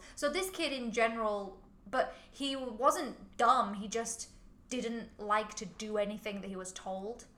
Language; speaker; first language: English; native; English